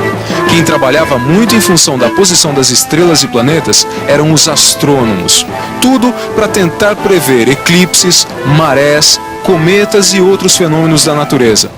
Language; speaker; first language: Portuguese; native; Portuguese